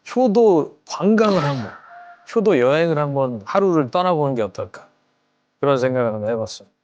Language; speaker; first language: Korean; native; Korean